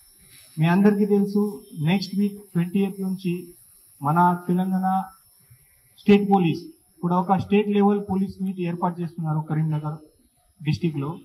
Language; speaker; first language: Telugu; non-native, fluent; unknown